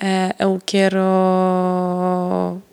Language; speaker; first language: Portuguese; non-native, learner; English